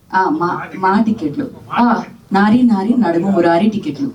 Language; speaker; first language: Telugu; native; Telugu